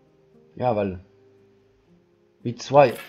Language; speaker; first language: German; non-native, learner; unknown